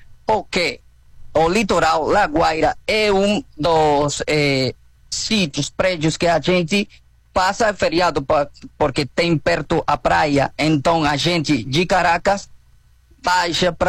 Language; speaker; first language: Portuguese; non-native, learner; Spanish